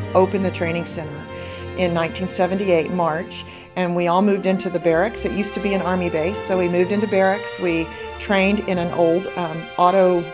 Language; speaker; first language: English; native; English